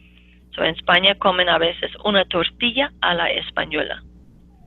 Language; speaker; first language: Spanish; non-native, fluent; English